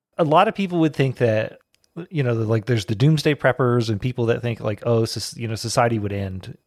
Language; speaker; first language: English; native; English